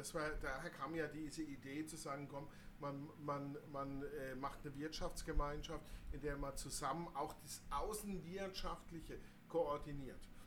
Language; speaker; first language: German; native; German